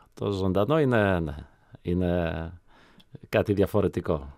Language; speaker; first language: Greek; early bilingual, other home language; Czech